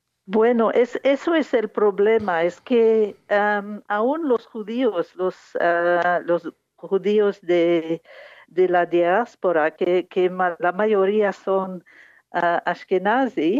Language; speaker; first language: Spanish; non-native, fluent; English